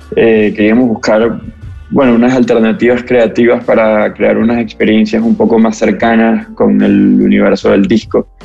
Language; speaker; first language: Spanish; native; Spanish